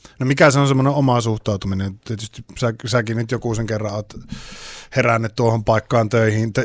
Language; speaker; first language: Finnish; native; Finnish